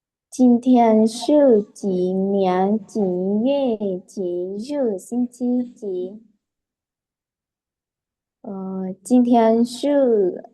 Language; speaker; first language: Chinese; non-native, learner; Lao